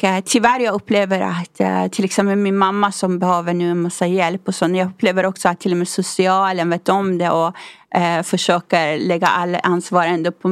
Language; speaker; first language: Swedish; non-native, fluent; Persian